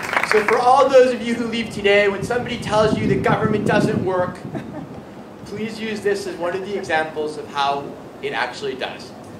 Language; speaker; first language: English; native; English